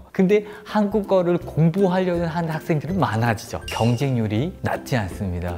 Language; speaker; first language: Korean; non-native, fluent; Khmer